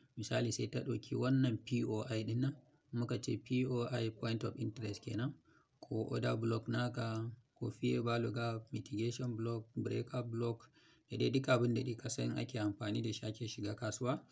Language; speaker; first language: Hausa; non-native, local second language; Kanuri